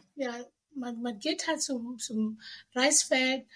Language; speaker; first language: German; non-native, fluent; Indonesian